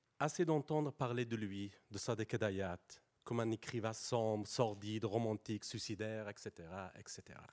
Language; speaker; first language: French; non-native, fluent; Persian